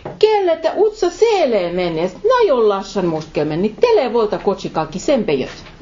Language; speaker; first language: Hungarian; non-native, learner; Finnish